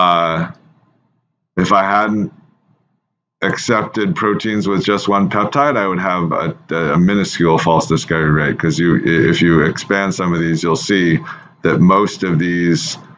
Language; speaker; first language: English; native; English